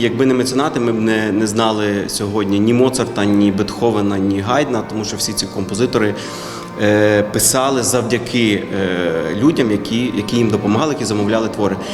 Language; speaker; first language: Ukrainian; native; Ukrainian